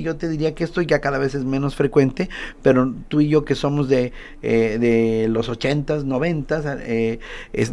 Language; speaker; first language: Spanish; native; Spanish